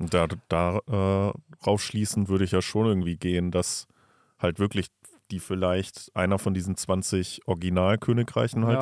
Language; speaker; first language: German; native; German